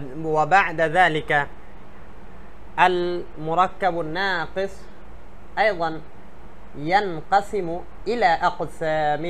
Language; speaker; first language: Arabic; non-native, fluent; Bangla